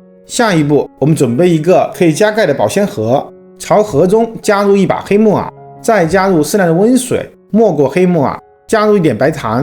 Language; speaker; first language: Chinese; native; Chinese